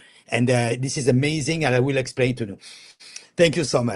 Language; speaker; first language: English; non-native, fluent; French